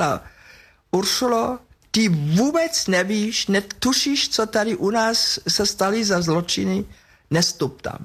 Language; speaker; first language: Czech; non-native, fluent; German